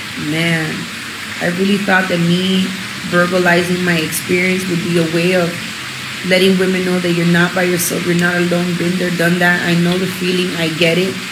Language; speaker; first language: English; early bilingual, other home language; Spanish